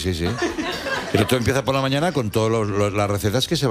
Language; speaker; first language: Spanish; native; Spanish